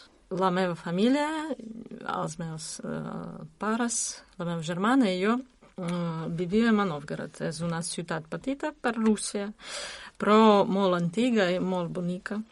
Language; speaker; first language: Catalan; non-native, learner; Russian